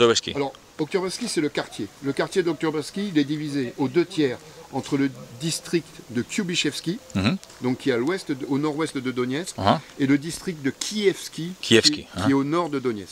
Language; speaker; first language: French; native; French